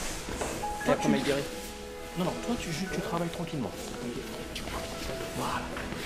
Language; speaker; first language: French; native; French